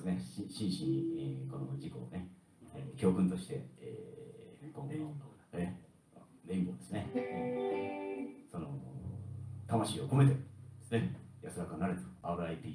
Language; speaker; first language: Japanese; native; Japanese